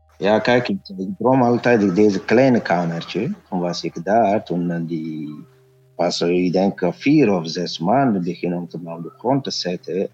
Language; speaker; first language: Dutch; non-native, fluent; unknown